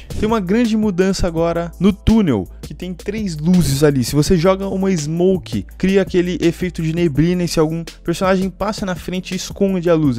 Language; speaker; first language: Portuguese; native; Portuguese